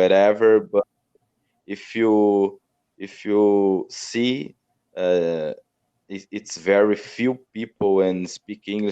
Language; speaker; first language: English; non-native, learner; Portuguese